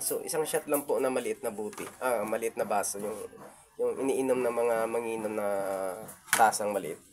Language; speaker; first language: Filipino; native; Filipino